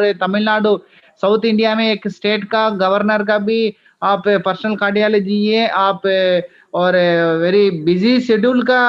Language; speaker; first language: Hindi; non-native, local second language; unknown